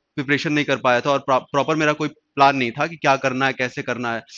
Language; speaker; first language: Hindi; native; Hindi